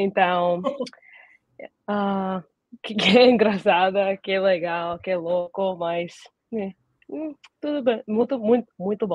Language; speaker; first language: Portuguese; early bilingual, heritage; Portuguese